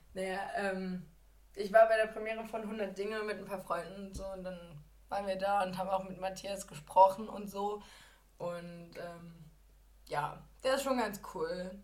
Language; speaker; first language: German; native; German